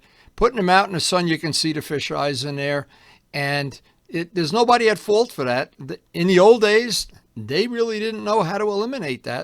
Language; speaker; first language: English; native; English